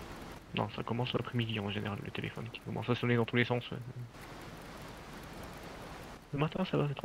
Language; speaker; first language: French; native; French